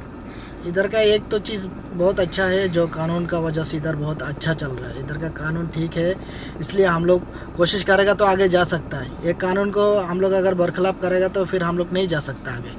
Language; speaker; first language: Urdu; non-native, learner; Bangla